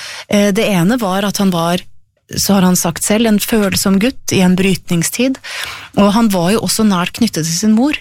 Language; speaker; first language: Norwegian; native; Norwegian